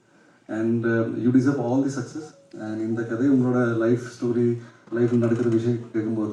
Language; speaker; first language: Tamil; non-native, fluent; Malayalam